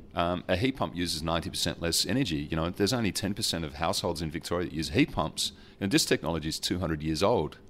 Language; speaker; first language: English; early bilingual, other home language; Dutch